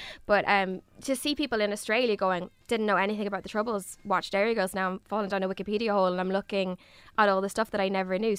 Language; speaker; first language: English; native; English